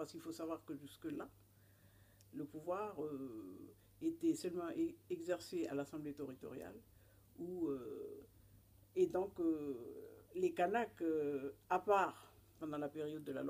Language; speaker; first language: French; non-native, local second language; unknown